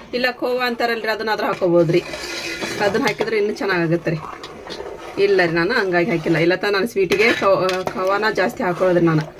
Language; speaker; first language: Kannada; native; Kannada